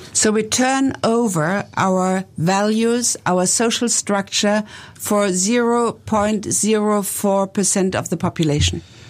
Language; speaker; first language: English; non-native, fluent; German